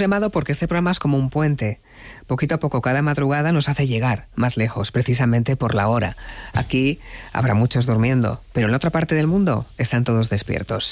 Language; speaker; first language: Spanish; native; Spanish